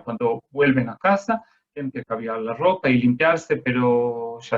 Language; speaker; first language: Spanish; non-native, fluent; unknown